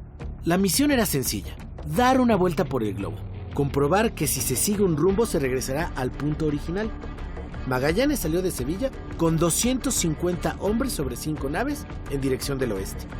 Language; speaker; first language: Spanish; native; Spanish